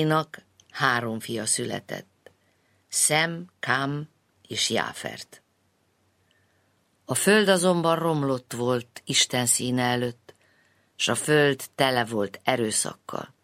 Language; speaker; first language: Hungarian; native; Hungarian